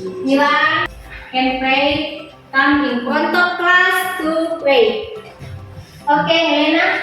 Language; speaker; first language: English; non-native, fluent; Indonesian